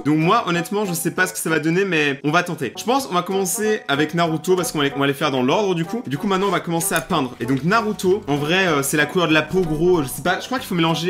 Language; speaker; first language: French; native; French